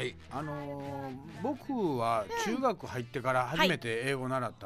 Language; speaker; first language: Japanese; native; Japanese